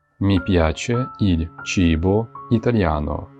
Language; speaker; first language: Italian; non-native, fluent; Ukrainian